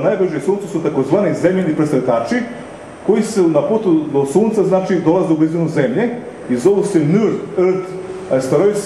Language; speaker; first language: Serbian; native; Serbian